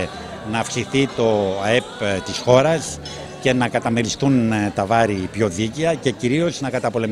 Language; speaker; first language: Greek; native; Greek